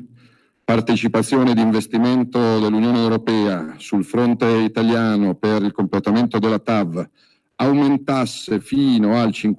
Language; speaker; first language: Italian; native; Italian